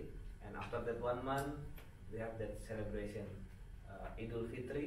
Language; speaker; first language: English; non-native, fluent; Indonesian